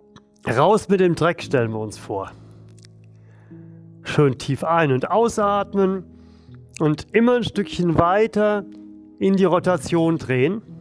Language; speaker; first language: German; native; German